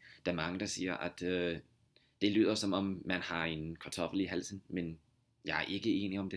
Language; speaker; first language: Danish; non-native, fluent; English